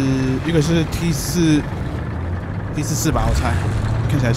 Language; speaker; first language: Chinese; native; Chinese